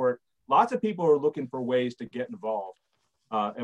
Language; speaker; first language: English; native; English